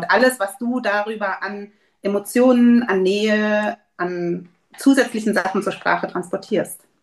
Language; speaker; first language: German; native; German